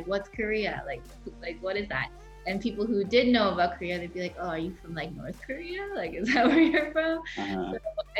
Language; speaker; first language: English; native; English